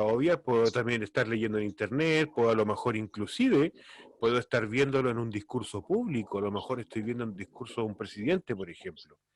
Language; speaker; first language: Spanish; native; Spanish